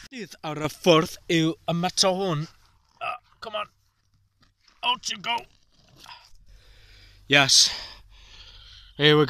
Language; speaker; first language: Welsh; non-native, local second language; English